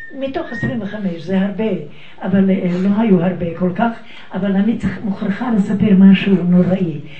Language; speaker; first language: Hebrew; non-native, fluent; Yiddish